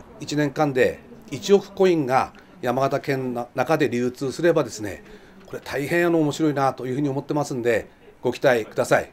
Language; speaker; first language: Japanese; native; Japanese